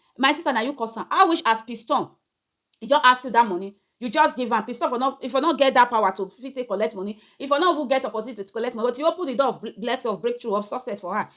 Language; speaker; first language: Nigerian Pidgin; native; Nigerian Pidgin